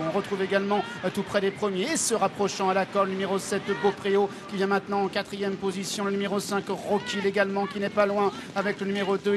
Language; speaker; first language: French; native; French